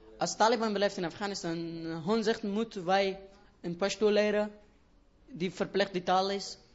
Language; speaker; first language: Dutch; non-native, learner; Persian